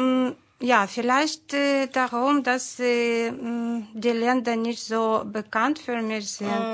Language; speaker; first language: German; non-native, learner; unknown